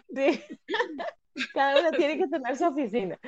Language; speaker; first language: Spanish; native; Spanish